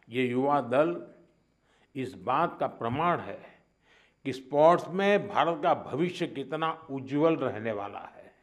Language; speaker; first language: Hindi; non-native, local second language; Gujarati